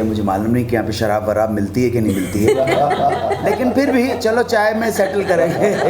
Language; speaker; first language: Hindi; native; Hindi